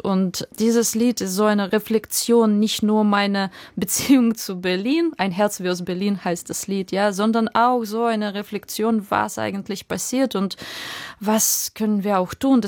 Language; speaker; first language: German; non-native, fluent; Ukrainian